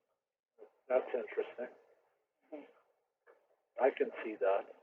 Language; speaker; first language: English; native; English